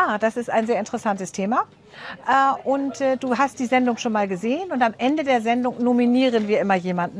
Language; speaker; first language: German; native; German